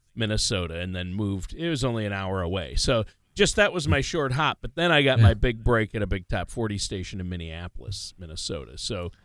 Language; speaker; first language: English; native; English